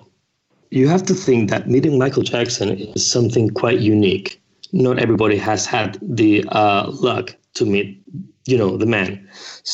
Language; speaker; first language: English; non-native, fluent; Spanish